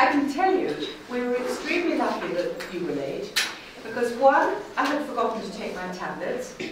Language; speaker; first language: English; non-native, learner; Russian